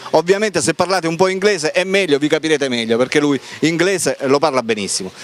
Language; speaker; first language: Italian; native; Italian